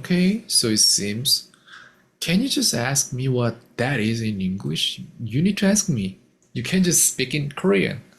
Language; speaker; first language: English; non-native, fluent; Korean